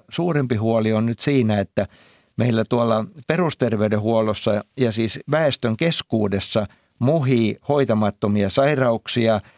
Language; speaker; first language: Finnish; native; Finnish